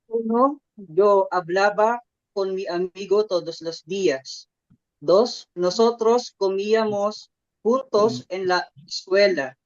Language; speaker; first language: Spanish; non-native, learner; Filipino